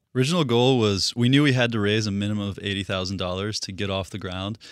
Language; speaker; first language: English; early bilingual, other home language; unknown